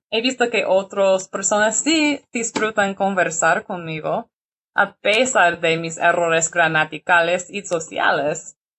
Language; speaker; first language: Spanish; non-native, learner; English